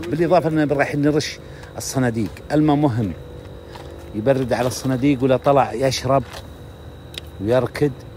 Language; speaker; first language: Arabic; native; Arabic